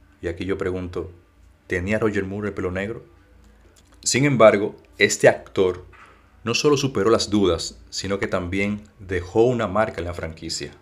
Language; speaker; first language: Spanish; native; Spanish